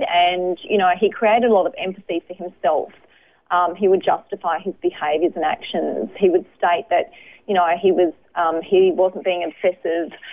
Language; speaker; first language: English; native; English